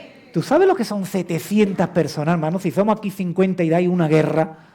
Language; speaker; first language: Spanish; native; Spanish